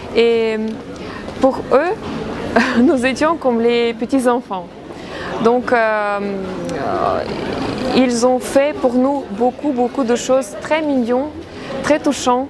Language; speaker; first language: French; non-native, fluent; Ukrainian